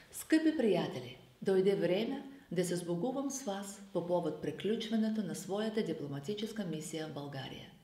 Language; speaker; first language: Bulgarian; non-native, fluent; Azerbaijani